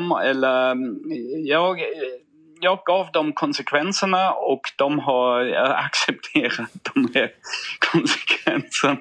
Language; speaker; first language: Swedish; non-native, fluent; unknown